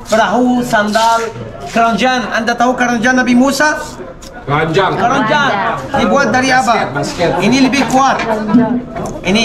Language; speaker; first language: Indonesian; non-native, learner; Arabic